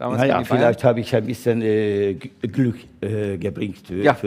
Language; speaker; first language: German; non-native, learner; Hungarian